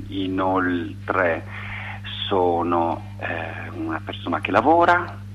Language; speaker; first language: Italian; native; Italian